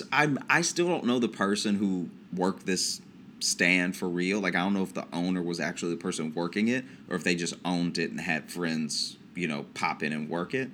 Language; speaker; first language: English; native; English